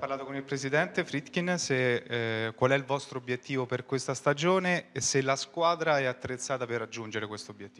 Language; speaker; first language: Italian; native; Italian